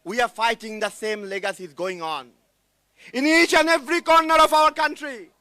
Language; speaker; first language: English; non-native, local second language; Bangla